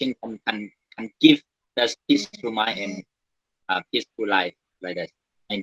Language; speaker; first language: English; non-native, learner; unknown